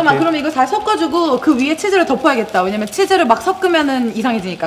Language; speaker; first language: Korean; native; Korean